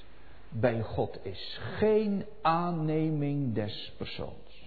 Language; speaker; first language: Dutch; native; Dutch